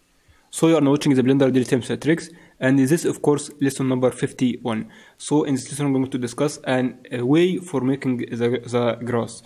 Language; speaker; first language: English; non-native, fluent; Arabic